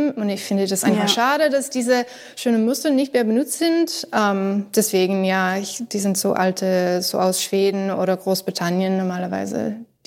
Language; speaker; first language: German; non-native, learner; English